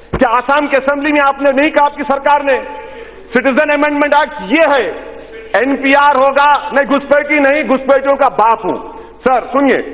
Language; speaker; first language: Urdu; native; Urdu